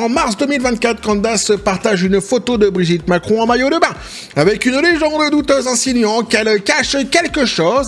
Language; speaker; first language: French; native; French